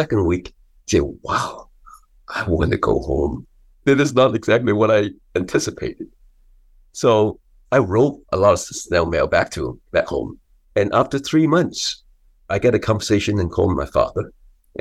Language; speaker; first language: English; non-native, local second language; Cantonese